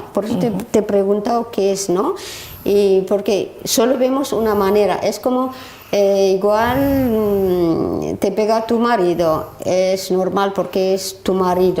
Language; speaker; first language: Spanish; non-native, learner; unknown